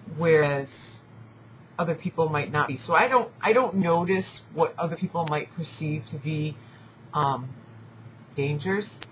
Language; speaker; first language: English; native; English